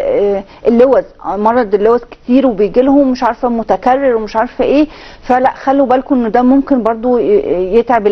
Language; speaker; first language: Arabic; native; Arabic